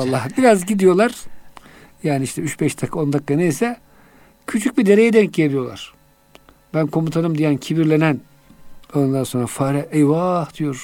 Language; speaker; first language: Turkish; native; Turkish